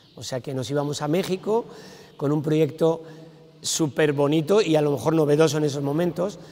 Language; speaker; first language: Spanish; native; Spanish